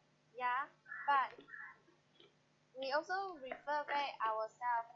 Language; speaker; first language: English; non-native, learner; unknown